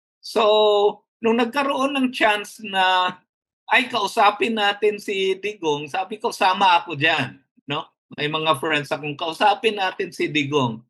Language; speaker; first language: Filipino; non-native, local second language; Hiligaynon